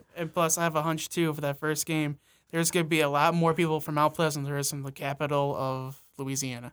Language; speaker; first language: English; native; English